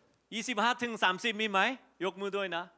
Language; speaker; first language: Thai; non-native, fluent; Korean